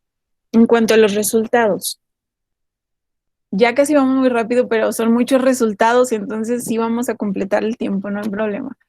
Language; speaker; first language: Spanish; native; Spanish